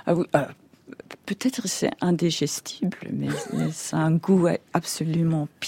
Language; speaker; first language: French; non-native, fluent; English